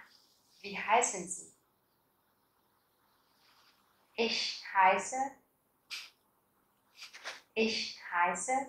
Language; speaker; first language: German; non-native, fluent; Vietnamese